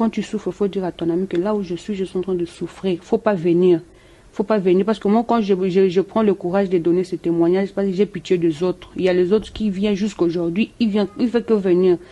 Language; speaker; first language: French; non-native, local second language; Lingala